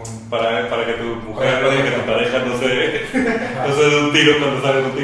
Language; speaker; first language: Spanish; native; Spanish